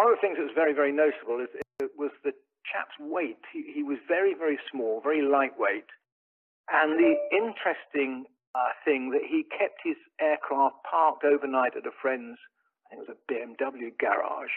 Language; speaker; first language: English; native; English